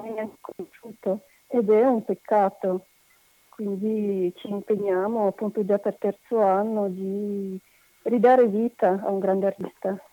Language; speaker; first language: Italian; non-native, fluent; Russian